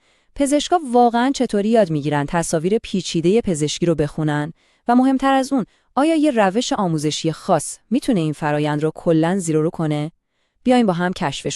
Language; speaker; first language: Persian; native; Persian